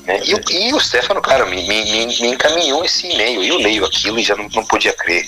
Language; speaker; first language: Portuguese; non-native, fluent; Spanish